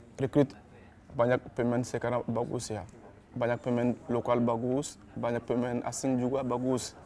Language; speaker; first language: Malay; non-native, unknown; Bambara